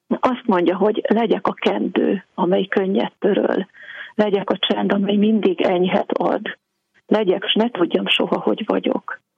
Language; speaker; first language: Hungarian; native; Hungarian